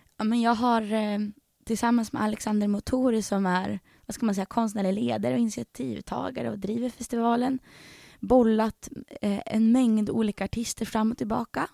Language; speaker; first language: Swedish; native; Swedish